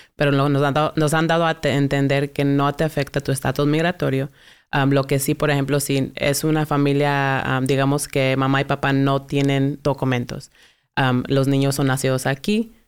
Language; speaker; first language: Spanish; early bilingual, heritage; Spanish